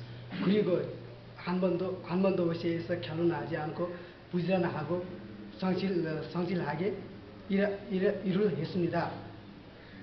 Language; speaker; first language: Korean; non-native, learner; Nepali